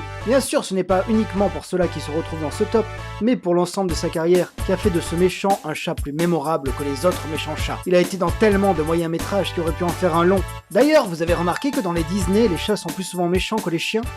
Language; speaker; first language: French; native; French